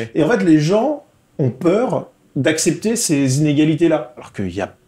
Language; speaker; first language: French; native; French